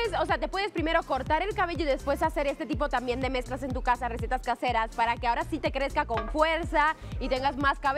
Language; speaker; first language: Spanish; native; Spanish